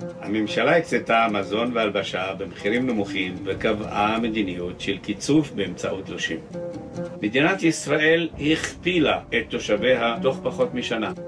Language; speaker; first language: Hebrew; early bilingual, other home language; Arabic